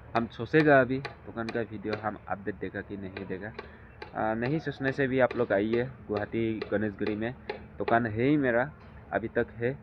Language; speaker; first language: Hindi; non-native, local second language; Assamese